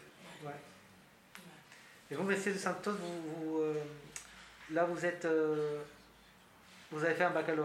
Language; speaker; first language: French; native; French